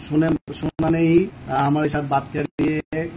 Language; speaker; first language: Hindi; non-native, learner; Bangla